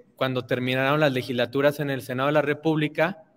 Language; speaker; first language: Spanish; native; Spanish